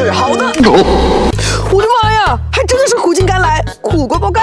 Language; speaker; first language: Chinese; native; Chinese